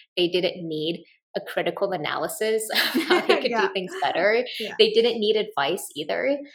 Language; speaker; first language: English; native; English